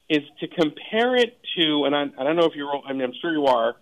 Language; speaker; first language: English; native; English